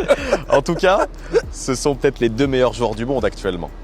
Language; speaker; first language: French; native; French